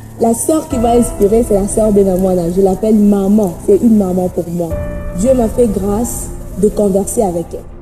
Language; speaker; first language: French; non-native, local second language; Swahili